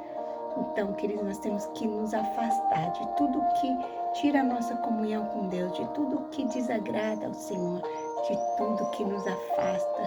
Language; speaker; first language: Portuguese; native; Portuguese